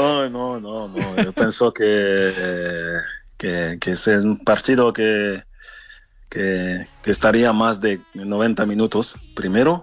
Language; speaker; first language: Spanish; non-native, fluent; French